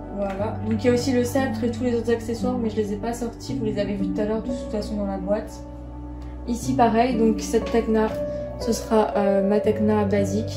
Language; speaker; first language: French; native; French